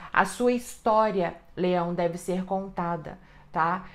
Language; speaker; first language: Portuguese; native; Portuguese